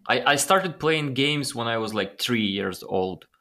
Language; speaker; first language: English; non-native, fluent; Ukrainian